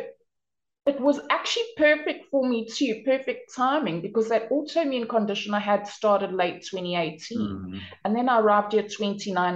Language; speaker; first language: English; native; English